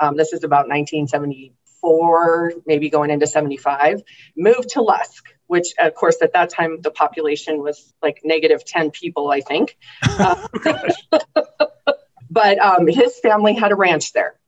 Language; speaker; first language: English; native; English